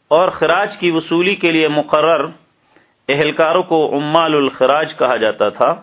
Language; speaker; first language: Urdu; native; Urdu